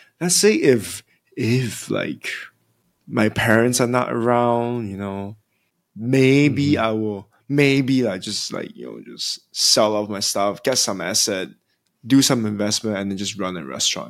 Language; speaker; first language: English; non-native, local second language; Chinese